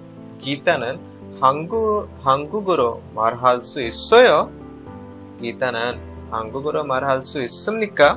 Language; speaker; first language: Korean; non-native, fluent; Hindi